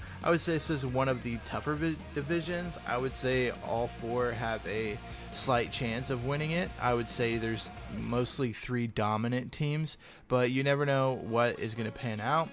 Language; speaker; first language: English; native; English